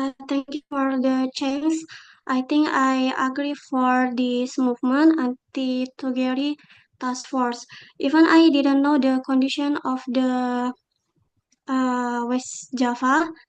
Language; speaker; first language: English; non-native, local second language; Indonesian